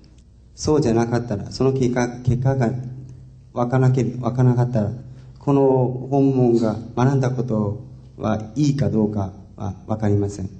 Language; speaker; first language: Japanese; non-native, fluent; Chinese